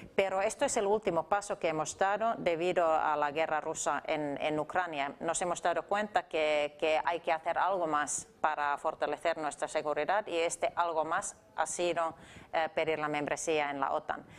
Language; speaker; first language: Spanish; non-native, fluent; Finnish